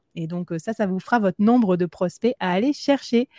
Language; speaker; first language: French; native; French